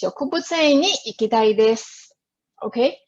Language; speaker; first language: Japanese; non-native, fluent; Chinese